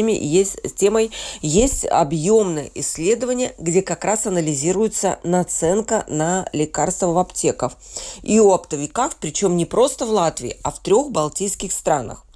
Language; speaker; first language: Russian; native; Russian